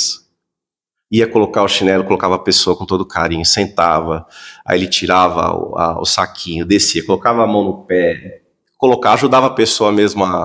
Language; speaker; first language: Portuguese; native; Portuguese